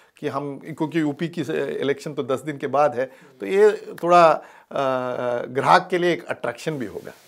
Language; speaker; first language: Hindi; non-native, local second language; Tamil